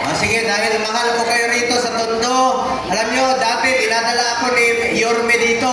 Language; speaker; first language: Filipino; non-native, local second language; Cebuano